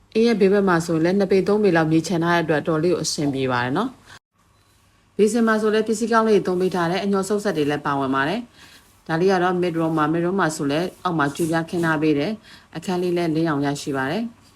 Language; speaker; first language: Burmese; native; Burmese